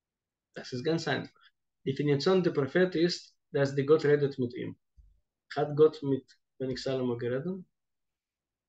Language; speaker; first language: German; non-native, fluent; Russian